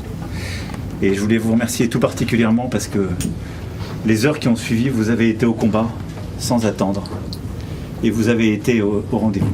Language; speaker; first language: French; native; French